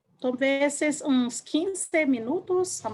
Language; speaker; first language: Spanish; non-native, learner; Portuguese